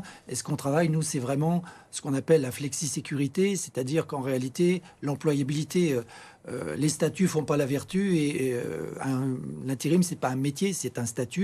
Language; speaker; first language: French; native; French